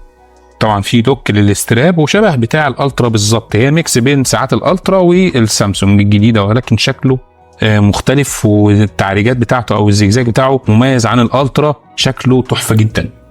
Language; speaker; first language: Arabic; native; Arabic